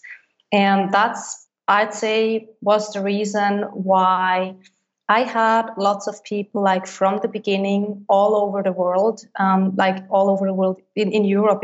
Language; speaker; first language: English; non-native, fluent; Swiss German